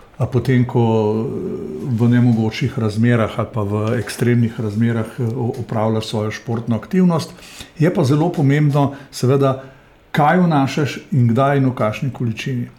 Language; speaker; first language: Slovenian; native; Slovenian